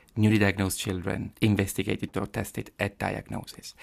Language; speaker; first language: English; non-native, fluent; Italian